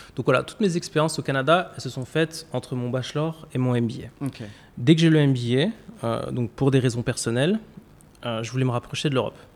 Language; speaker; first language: French; native; French